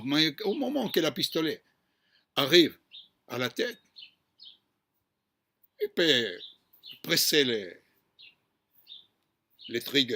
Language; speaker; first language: French; non-native, fluent; Hebrew